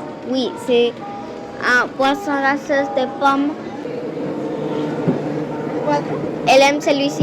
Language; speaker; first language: French; non-native, fluent; Spanish